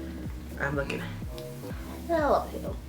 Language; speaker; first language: English; native; English